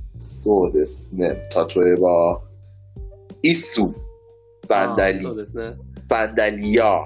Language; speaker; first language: Japanese; non-native, learner; Persian